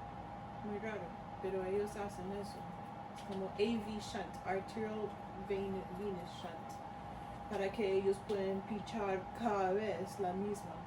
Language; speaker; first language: Spanish; early bilingual, heritage; Spanish